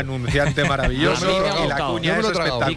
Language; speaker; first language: Spanish; native; Spanish